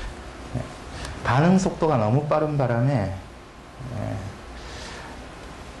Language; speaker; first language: Korean; native; Korean